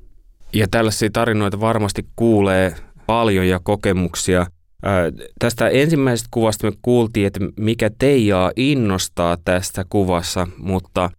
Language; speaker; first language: Finnish; native; Finnish